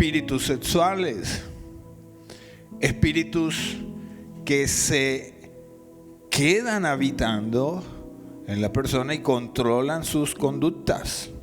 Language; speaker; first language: Spanish; native; Spanish